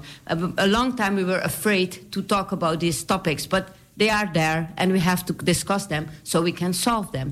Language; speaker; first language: English; non-native, fluent; Dutch